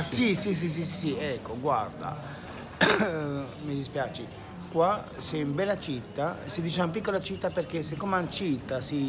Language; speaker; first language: Italian; non-native, learner; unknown